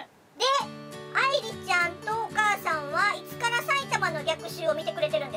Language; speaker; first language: Japanese; native; Japanese